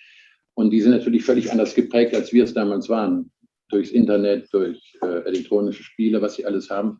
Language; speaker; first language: German; native; German